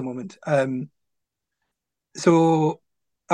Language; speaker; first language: English; native; English